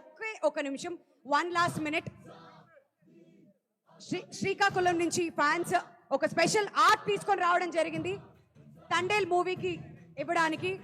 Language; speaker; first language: Telugu; native; Telugu